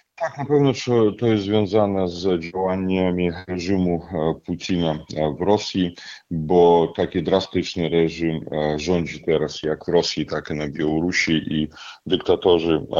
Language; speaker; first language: Polish; non-native, fluent; Russian